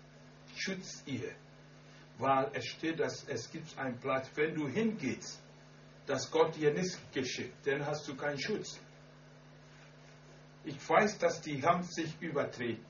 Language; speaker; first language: German; non-native, learner; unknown